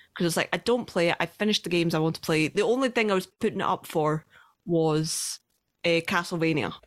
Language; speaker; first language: English; native; English